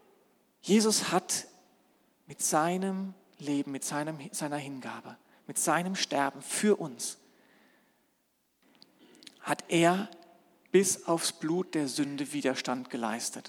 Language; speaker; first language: German; native; German